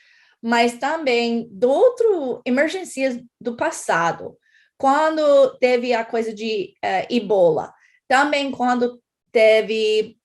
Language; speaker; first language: Portuguese; non-native, fluent; English